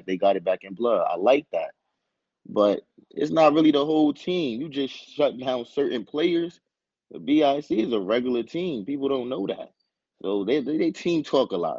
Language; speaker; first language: English; native; English